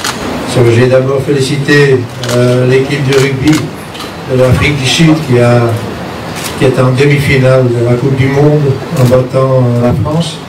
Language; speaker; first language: French; non-native, fluent; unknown